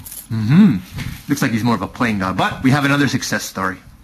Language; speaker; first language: English; native; English